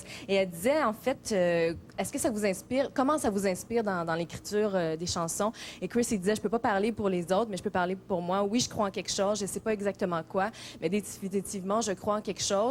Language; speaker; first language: French; native; French